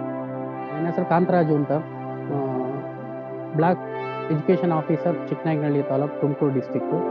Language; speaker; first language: Kannada; native; Kannada